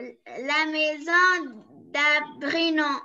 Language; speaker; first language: French; non-native, learner; Arabic